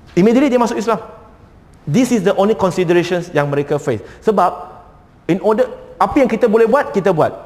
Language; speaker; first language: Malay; non-native, local second language; Cantonese